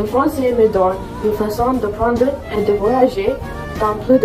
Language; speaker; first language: French; non-native, learner; English